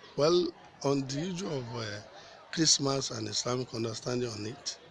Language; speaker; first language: English; non-native, local second language; Yoruba